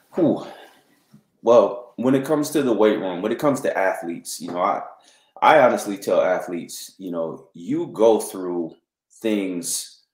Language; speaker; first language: English; native; English